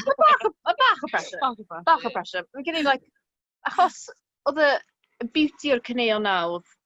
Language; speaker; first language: Welsh; native; Welsh